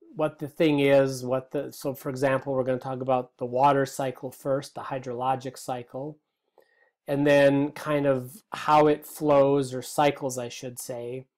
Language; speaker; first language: English; native; English